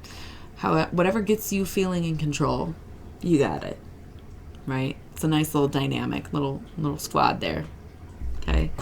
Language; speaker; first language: English; native; English